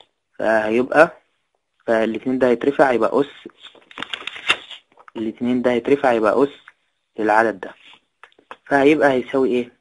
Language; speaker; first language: Arabic; native; Arabic